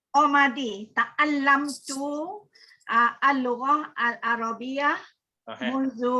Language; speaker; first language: Arabic; non-native, learner; Malay